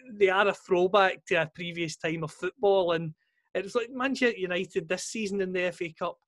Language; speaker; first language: English; native; English